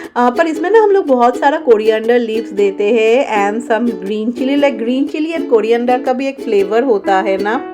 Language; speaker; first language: Hindi; non-native, local second language; Bangla